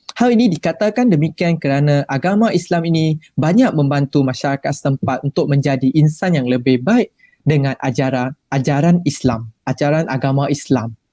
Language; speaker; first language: Malay; non-native, local second language; Chinese